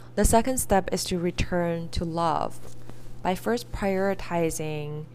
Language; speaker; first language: English; early bilingual, other home language; Chinese